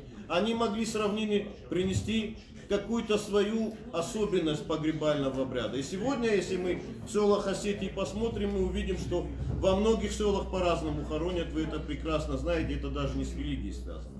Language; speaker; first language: Russian; native; Russian